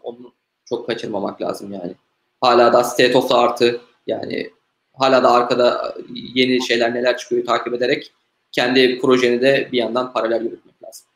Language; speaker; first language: Turkish; native; Turkish